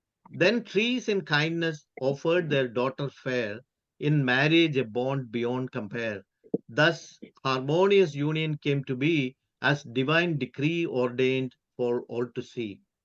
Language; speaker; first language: English; non-native, local second language; Malayalam